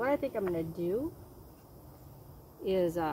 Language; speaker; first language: English; native; English